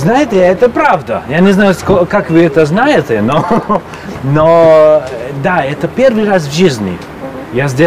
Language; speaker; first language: Russian; non-native, fluent; Hungarian